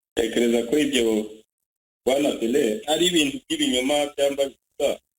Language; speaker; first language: Kinyarwanda; native; Kinyarwanda